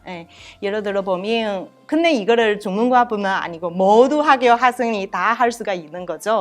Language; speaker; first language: Korean; non-native, learner; Chinese